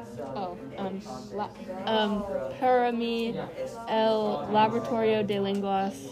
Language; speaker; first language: Spanish; non-native, learner; English